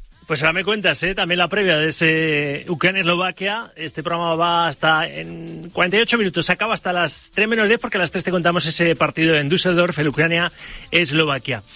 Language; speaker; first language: Spanish; native; Spanish